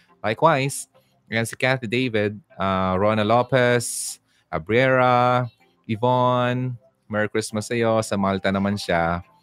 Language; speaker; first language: Filipino; non-native, local second language; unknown